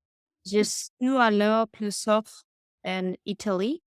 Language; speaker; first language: French; non-native, learner; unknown